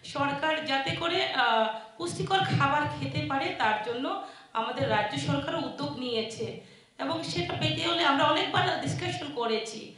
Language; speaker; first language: Bangla; non-native, local second language; Chakma